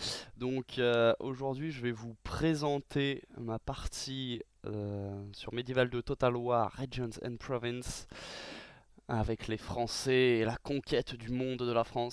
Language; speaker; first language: French; native; French